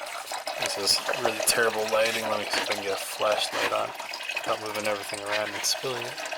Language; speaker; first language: English; native; English